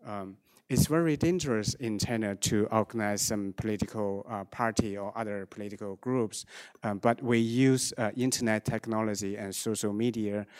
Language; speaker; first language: English; non-native, fluent; Chinese